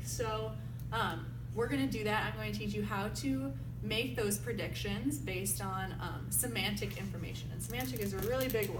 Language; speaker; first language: English; native; English